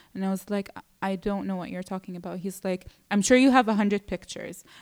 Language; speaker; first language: English; early bilingual, other home language; Arabic